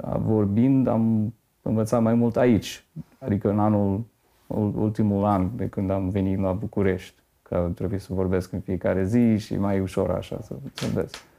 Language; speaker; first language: Romanian; non-native, fluent; English